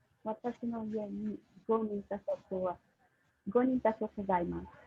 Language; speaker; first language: Japanese; non-native, learner; Filipino